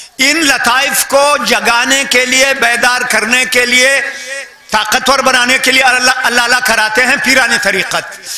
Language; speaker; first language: Urdu; non-native, local second language; Brahui